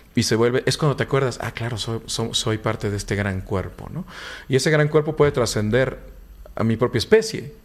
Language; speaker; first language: Spanish; native; Spanish